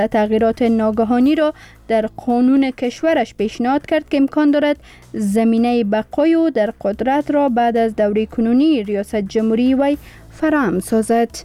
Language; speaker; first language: Persian; native; Persian